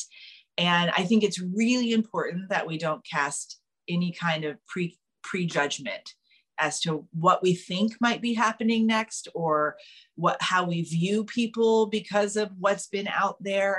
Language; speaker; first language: English; native; English